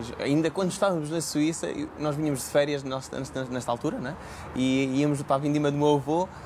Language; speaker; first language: Portuguese; early bilingual, heritage; Portuguese